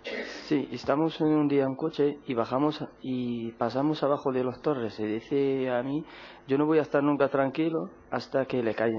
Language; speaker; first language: Spanish; non-native, learner; Arabic